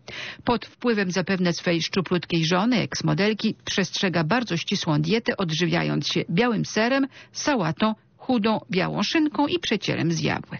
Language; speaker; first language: Polish; native; Polish